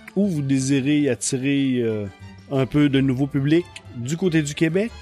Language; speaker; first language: French; native; French